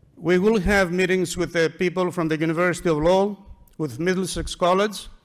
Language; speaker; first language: English; non-native, fluent; Greek